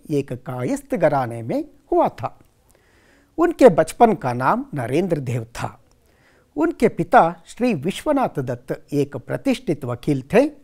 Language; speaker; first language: Hindi; non-native, local second language; Kannada